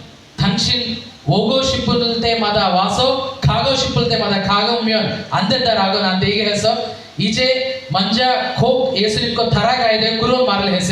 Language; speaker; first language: Korean; non-native, learner; Telugu